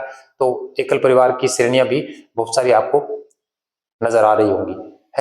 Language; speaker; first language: Hindi; native; Hindi